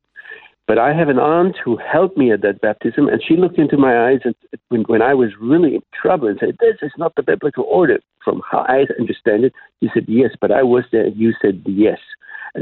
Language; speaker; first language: English; non-native, fluent; German